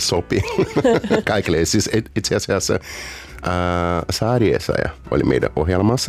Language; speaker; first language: Finnish; non-native, fluent; Portuguese